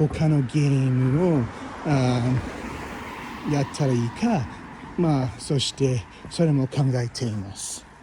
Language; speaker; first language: Japanese; non-native, fluent; English